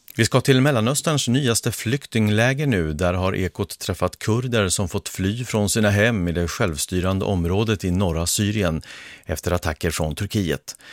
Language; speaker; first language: Swedish; native; Swedish